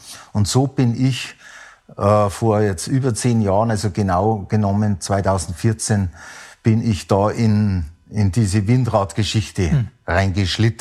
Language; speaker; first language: German; native; German